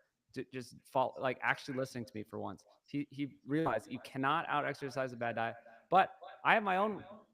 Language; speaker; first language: English; native; English